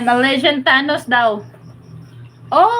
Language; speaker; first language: English; non-native, local second language; Cebuano